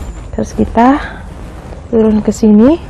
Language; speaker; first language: Indonesian; native; Indonesian